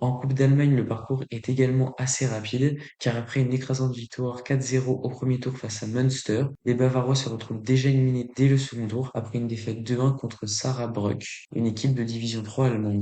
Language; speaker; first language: French; native; French